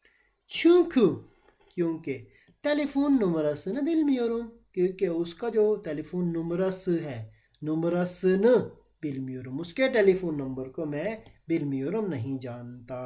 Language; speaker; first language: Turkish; non-native, fluent; Urdu